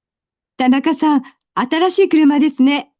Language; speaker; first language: Japanese; non-native, learner; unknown